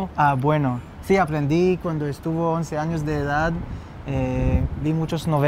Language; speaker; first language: Spanish; non-native, fluent; Hebrew